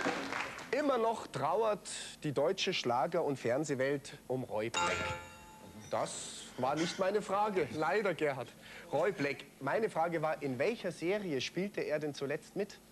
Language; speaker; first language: German; native; German